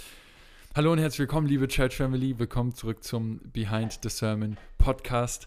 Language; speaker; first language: German; native; German